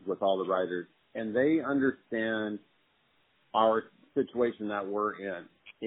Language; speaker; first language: English; native; English